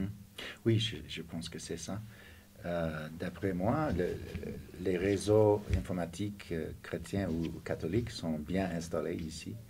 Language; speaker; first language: French; non-native, fluent; English